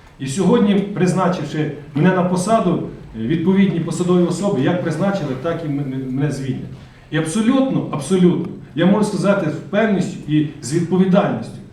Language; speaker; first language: Ukrainian; native; Ukrainian